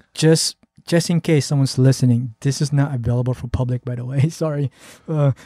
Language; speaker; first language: English; early bilingual, other home language; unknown